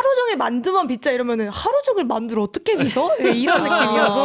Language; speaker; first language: Korean; native; Korean